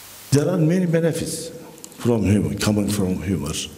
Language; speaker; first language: English; non-native, fluent; Turkish